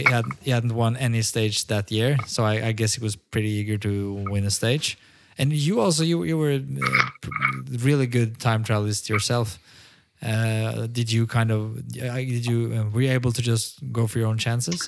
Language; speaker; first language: English; non-native, fluent; Norwegian